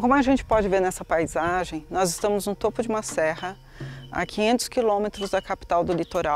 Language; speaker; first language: Portuguese; native; Portuguese